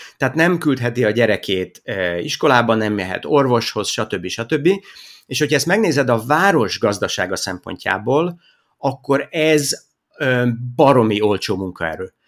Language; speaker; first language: Hungarian; native; Hungarian